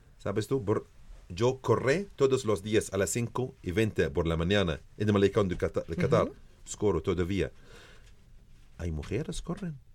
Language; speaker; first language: Spanish; non-native, learner; Arabic